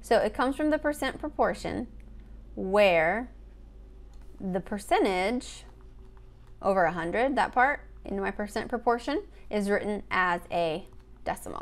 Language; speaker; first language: English; native; English